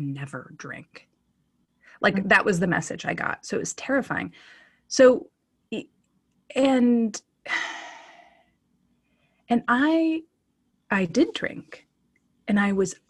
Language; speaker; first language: English; native; English